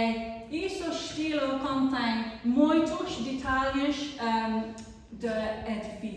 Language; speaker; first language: Portuguese; non-native, learner; English